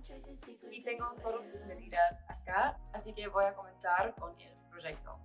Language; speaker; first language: Spanish; non-native, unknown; English